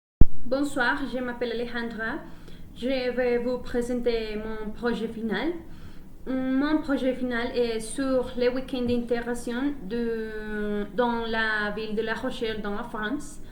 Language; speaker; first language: French; non-native, learner; Spanish